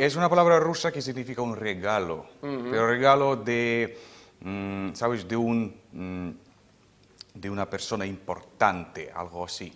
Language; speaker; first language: Spanish; non-native, fluent; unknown